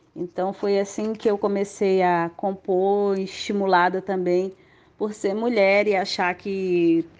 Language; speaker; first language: Portuguese; native; Portuguese